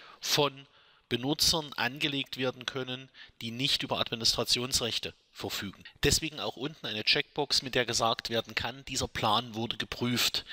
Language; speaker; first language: German; native; German